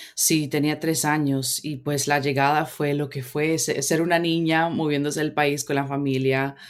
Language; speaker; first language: Spanish; early bilingual, heritage; Spanish